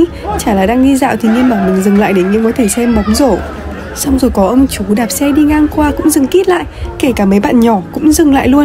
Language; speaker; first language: Vietnamese; native; Vietnamese